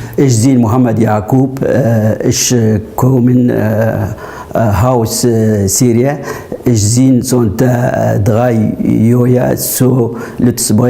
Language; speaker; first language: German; non-native, learner; Arabic